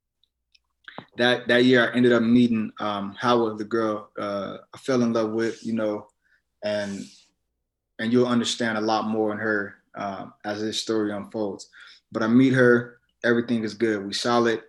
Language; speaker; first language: English; native; English